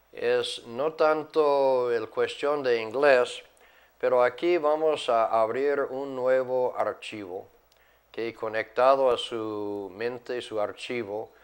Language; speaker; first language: Spanish; non-native, fluent; English